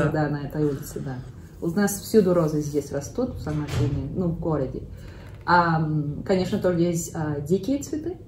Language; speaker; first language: Russian; early bilingual, heritage; Russian